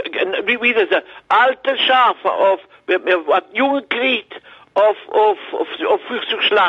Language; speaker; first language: German; non-native, learner; French